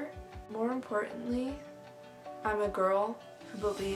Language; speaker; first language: English; native; English